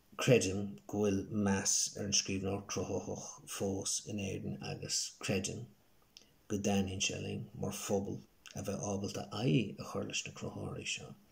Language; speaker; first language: Irish; native; Irish